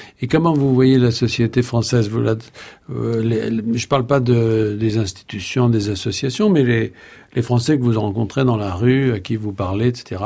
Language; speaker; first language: French; native; French